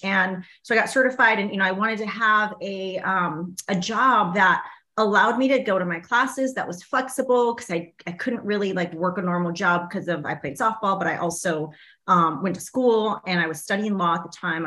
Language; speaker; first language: English; native; English